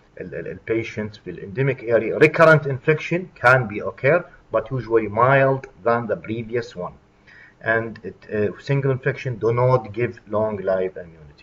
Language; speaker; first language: English; non-native, fluent; Arabic